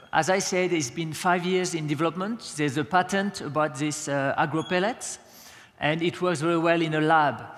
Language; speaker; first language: English; non-native, fluent; French